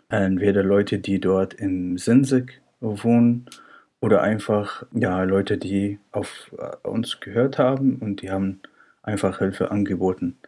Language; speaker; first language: German; non-native, fluent; Arabic